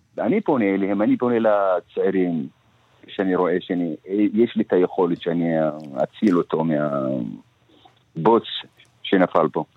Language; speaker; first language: Hebrew; non-native, local second language; Arabic